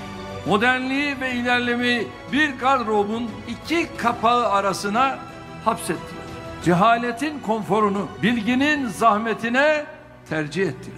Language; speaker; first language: Turkish; native; Turkish